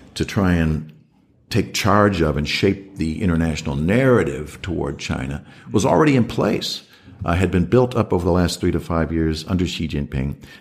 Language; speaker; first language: English; native; English